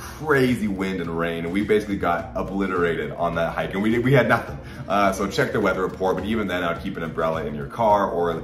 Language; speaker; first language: English; native; English